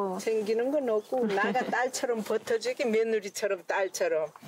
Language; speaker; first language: Korean; native; Korean